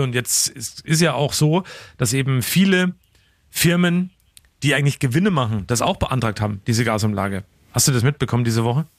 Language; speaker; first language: German; native; German